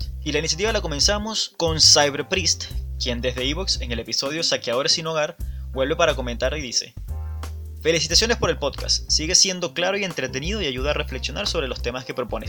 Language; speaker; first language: Spanish; native; Spanish